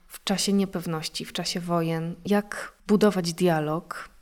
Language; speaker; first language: Polish; native; Polish